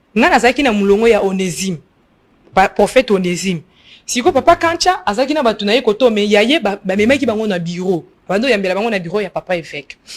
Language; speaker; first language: Lingala; non-native, local second language; Luba-Lulua